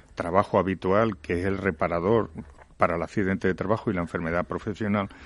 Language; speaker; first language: Spanish; native; Spanish